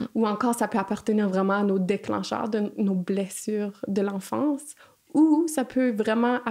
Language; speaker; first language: French; non-native, fluent; English